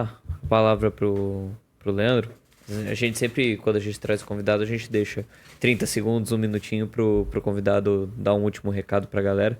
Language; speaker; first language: Portuguese; native; Portuguese